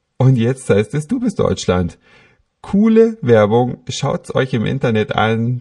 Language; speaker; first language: German; native; German